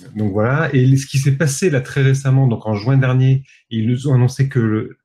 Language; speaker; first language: French; native; French